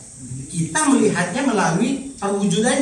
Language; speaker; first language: Indonesian; native; Indonesian